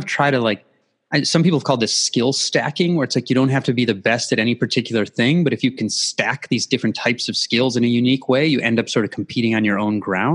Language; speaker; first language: English; native; English